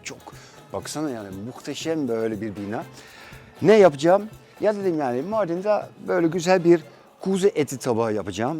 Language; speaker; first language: Turkish; non-native, fluent; Dutch